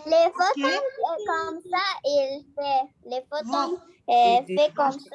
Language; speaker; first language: French; non-native, learner; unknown